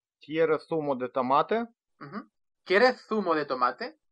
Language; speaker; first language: Spanish; non-native, fluent; Russian